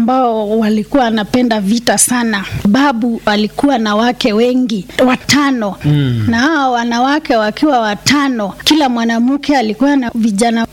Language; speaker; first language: Swahili; non-native, local second language; Kamba